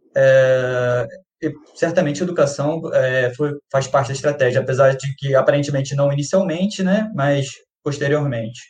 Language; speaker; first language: Portuguese; native; Portuguese